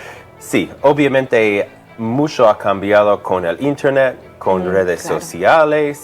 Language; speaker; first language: Spanish; non-native, fluent; English